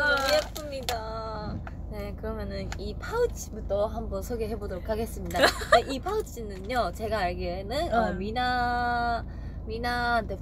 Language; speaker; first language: Korean; non-native, fluent; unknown